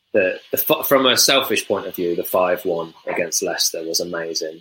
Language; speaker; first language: English; native; English